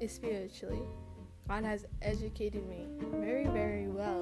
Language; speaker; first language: English; early bilingual, other home language; Spanish